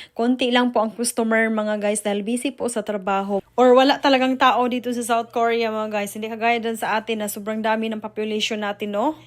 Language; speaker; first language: Filipino; non-native, local second language; Cebuano